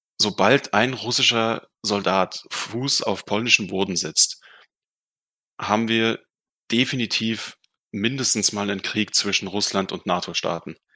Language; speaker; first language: German; non-native, fluent; Russian